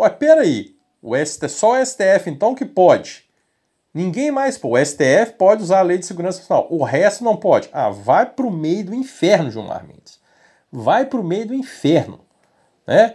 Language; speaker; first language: Portuguese; native; Portuguese